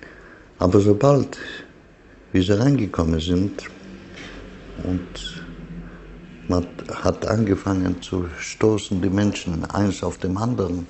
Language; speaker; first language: German; non-native, learner; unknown